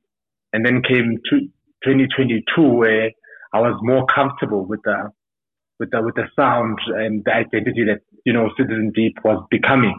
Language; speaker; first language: English; non-native, local second language; Tsonga